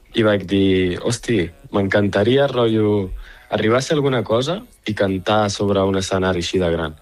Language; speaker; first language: Catalan; early bilingual, other home language; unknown